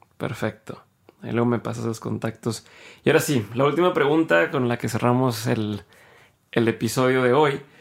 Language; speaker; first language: Spanish; native; Spanish